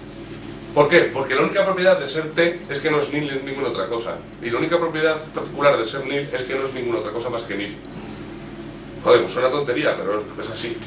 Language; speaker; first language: Spanish; native; Spanish